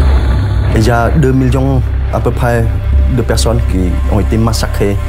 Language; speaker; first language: French; non-native, fluent; Khmer